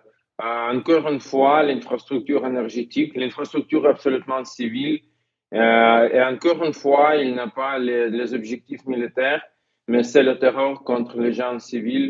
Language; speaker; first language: French; non-native, learner; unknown